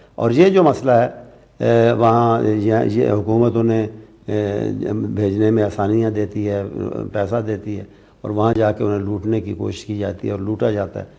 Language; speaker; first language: Urdu; non-native, local second language; Punjabi